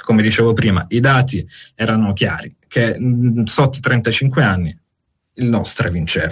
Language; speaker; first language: Italian; native; Italian